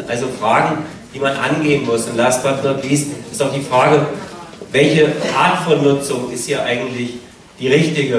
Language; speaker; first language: German; native; German